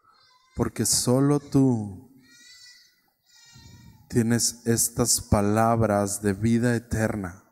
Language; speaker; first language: Spanish; native; Spanish